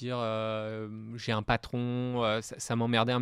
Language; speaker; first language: French; native; French